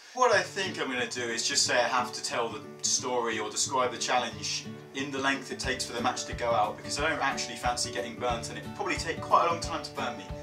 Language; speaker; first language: English; native; English